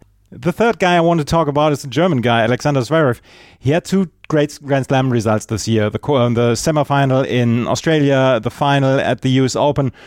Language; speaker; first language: English; non-native, fluent; German